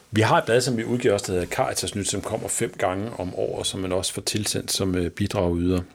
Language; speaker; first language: Danish; native; Danish